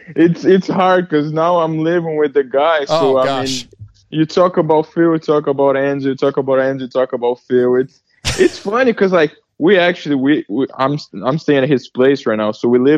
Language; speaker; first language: English; early bilingual, other home language; Portuguese